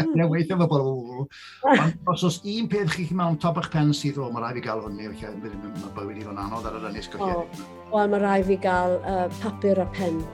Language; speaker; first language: Welsh; native; Welsh